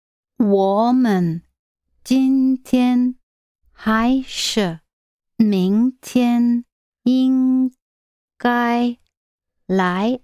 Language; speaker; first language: Chinese; non-native, learner; English